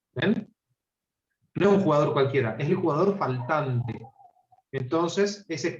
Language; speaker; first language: Spanish; native; Spanish